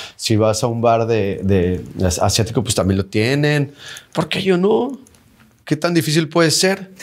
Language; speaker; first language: Spanish; native; Spanish